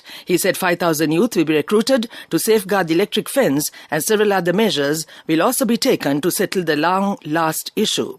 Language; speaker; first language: English; non-native, local second language; Sinhala